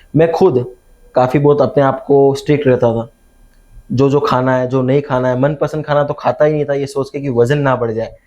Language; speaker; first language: Hindi; native; Hindi